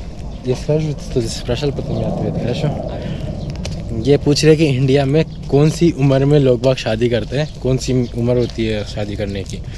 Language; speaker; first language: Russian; non-native, learner; Hindi